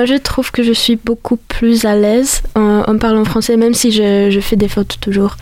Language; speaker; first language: French; non-native, fluent; Polish